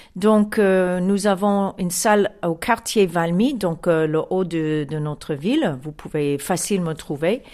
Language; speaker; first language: French; non-native, fluent; English